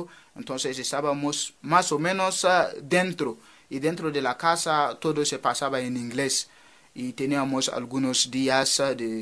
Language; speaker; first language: Spanish; non-native, fluent; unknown